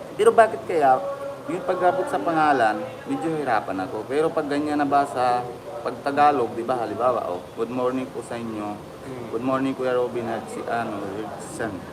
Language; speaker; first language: Filipino; non-native, learner; Punjabi